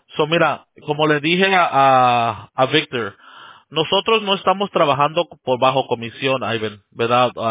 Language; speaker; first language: Spanish; early bilingual, heritage; Spanish